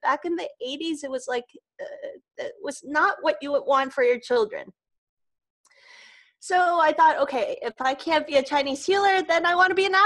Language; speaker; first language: English; non-native, local second language; Cantonese